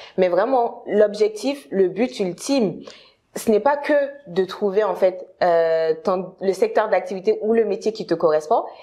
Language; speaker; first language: French; non-native, local second language; Bambara